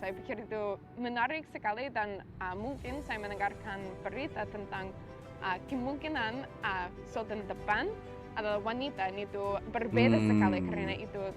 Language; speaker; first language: Indonesian; non-native, learner; English